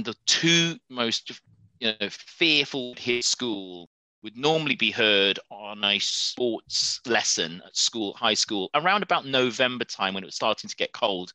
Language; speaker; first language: English; native; English